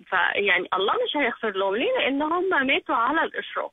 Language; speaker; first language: Arabic; native; Arabic